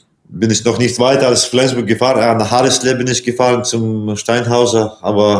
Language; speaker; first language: German; non-native, fluent; Latvian